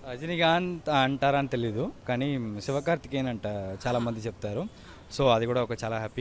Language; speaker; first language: Telugu; early bilingual, heritage; Tamil